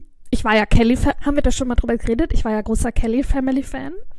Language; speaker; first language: German; native; German